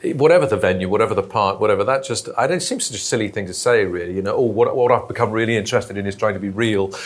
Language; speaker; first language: English; native; English